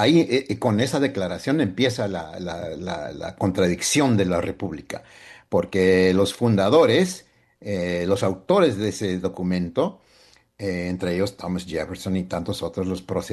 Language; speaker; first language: Spanish; early bilingual, heritage; Spanish